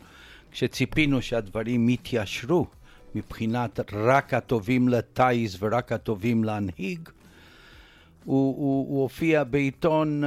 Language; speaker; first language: Hebrew; non-native, fluent; Romanian